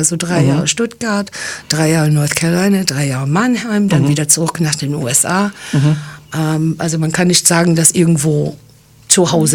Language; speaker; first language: German; non-native, fluent; English